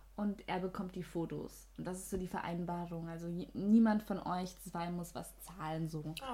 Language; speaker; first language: German; native; German